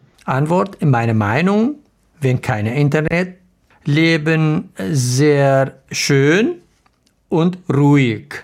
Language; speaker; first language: German; non-native, learner; Arabic